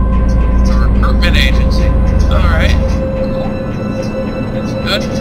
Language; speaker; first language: English; native; English